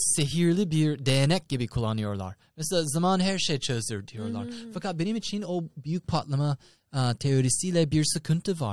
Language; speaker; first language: Turkish; non-native, fluent; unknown